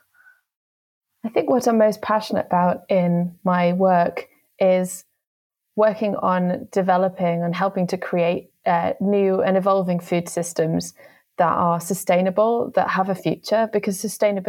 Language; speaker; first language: English; native; English